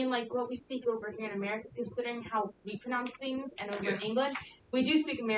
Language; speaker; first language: English; native; English